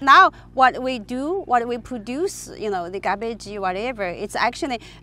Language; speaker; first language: English; non-native, fluent; Chinese